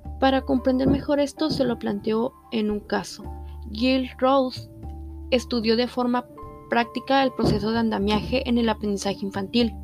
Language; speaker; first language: Spanish; native; Spanish